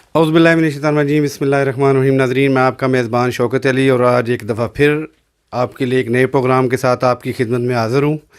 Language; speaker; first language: Urdu; non-native, local second language; Punjabi